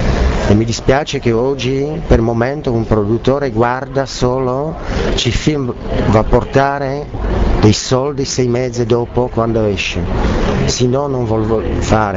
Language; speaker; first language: Italian; non-native, learner; Czech